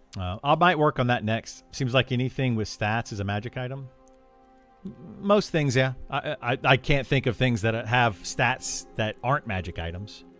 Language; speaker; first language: English; native; English